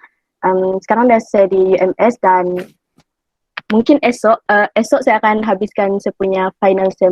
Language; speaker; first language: Malay; native; Malay